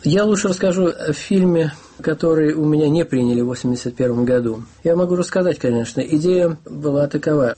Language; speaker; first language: Russian; native; Russian